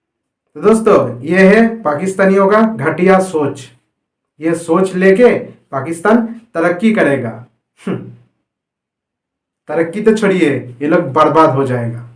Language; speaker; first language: Hindi; non-native, local second language; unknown